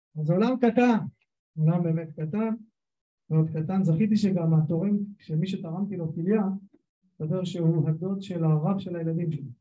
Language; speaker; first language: Hebrew; native; Hebrew